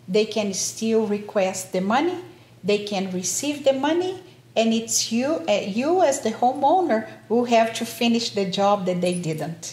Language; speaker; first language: English; non-native, fluent; Portuguese